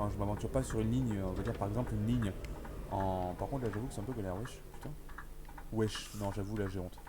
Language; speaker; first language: French; native; French